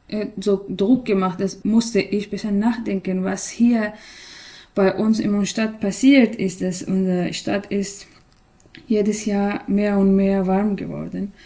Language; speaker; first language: German; non-native, learner; Persian